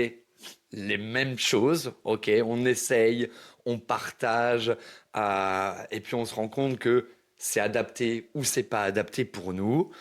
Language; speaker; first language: French; native; French